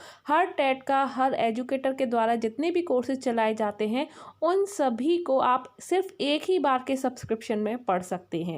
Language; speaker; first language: Hindi; native; Hindi